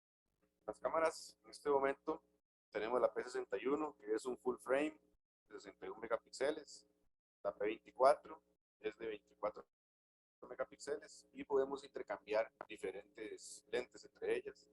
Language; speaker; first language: Spanish; native; Spanish